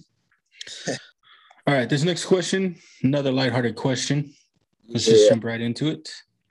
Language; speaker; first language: English; native; English